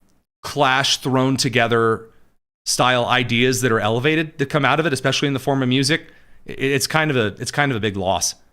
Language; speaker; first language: English; native; English